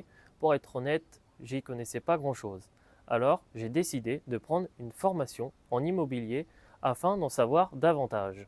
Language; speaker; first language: French; native; French